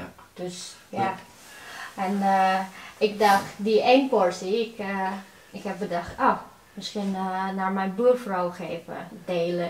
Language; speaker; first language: Dutch; non-native, learner; Indonesian